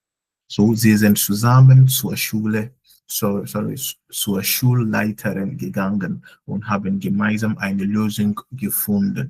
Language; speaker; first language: German; non-native, fluent; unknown